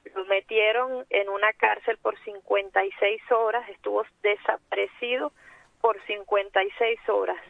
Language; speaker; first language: Spanish; native; Spanish